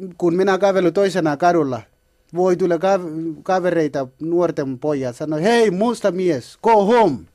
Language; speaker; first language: Finnish; non-native, learner; Kalenjin